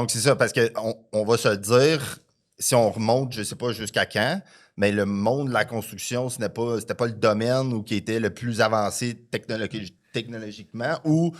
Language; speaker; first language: French; native; French